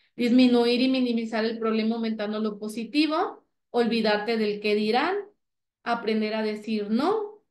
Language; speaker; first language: Spanish; native; Spanish